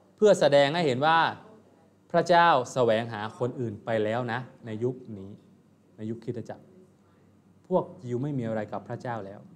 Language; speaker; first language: Thai; native; Thai